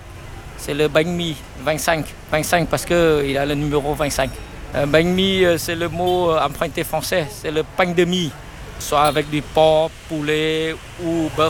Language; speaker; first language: French; non-native, fluent; Vietnamese